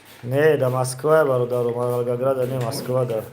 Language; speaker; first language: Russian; non-native, fluent; Tajik